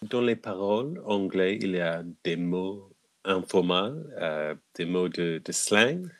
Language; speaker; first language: French; non-native, learner; English